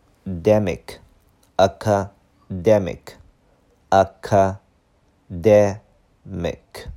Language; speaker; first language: English; non-native, fluent; Chinese